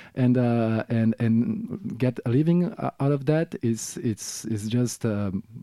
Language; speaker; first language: English; non-native, fluent; Portuguese